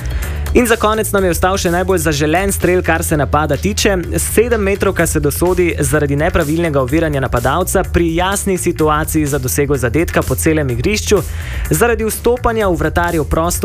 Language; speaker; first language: Slovenian; native; Slovenian